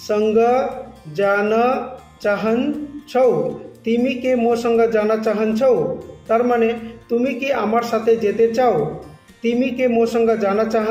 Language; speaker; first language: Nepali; non-native, learner; Bangla